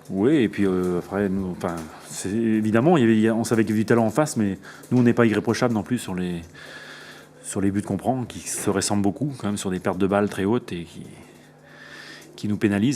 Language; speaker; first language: French; native; French